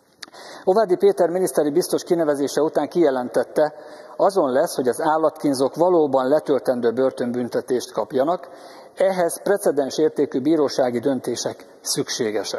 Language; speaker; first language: Hungarian; native; Hungarian